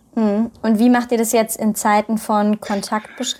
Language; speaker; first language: German; native; German